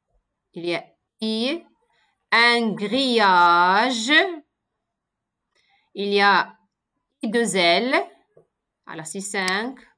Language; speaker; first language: French; non-native, local second language; Arabic